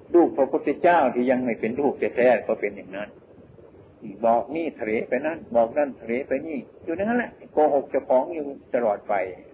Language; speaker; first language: Thai; non-native, local second language; Northeastern Thai